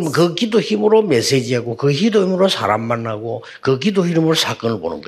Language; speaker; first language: Korean; native; Korean